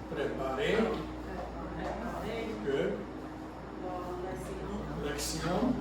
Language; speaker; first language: Spanish; non-native, fluent; English